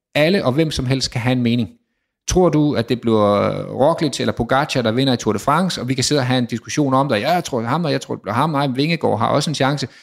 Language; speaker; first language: Danish; native; Danish